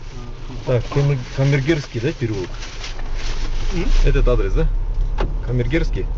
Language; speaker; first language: Russian; non-native, local second language; Kyrgyz